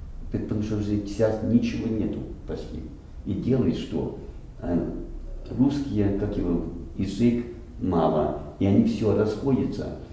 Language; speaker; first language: Russian; early bilingual, other home language; English